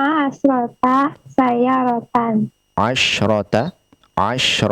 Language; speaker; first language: Arabic; non-native, learner; Indonesian